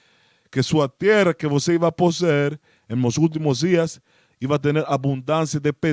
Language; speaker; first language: Portuguese; non-native, learner; Spanish